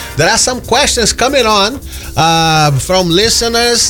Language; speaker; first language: English; non-native, fluent; Portuguese